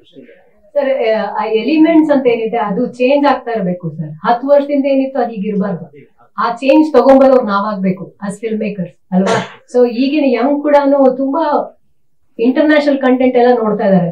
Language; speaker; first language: Kannada; native; Kannada